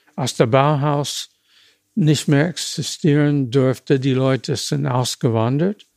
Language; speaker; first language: German; non-native, fluent; English